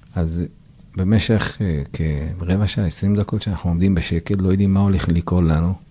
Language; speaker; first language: Hebrew; non-native, fluent; Persian